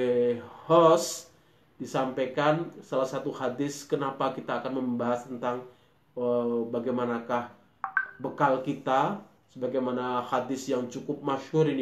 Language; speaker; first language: Indonesian; native; Indonesian